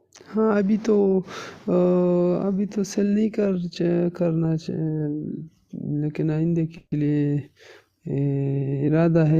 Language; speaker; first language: Hindi; non-native, local second language; Pashto